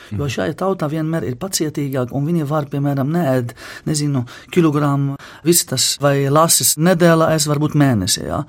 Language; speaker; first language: Latvian; non-native, fluent; Arabic